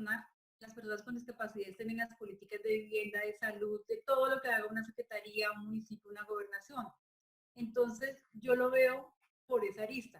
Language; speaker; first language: Spanish; native; Spanish